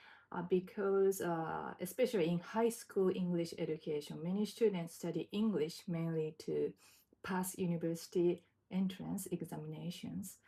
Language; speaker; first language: English; non-native, learner; Japanese